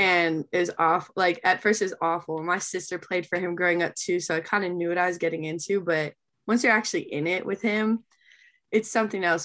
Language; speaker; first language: English; native; English